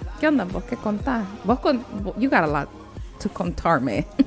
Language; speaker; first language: Spanish; early bilingual, heritage; Spanish